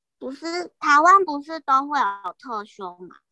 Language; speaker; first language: Chinese; native; Chinese